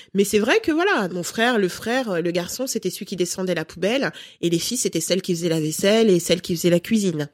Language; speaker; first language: French; early bilingual, other home language; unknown